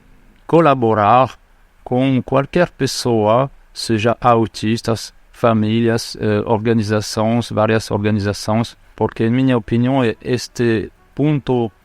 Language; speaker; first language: Portuguese; non-native, fluent; French